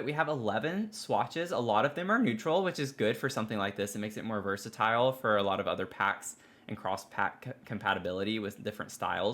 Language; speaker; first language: English; native; English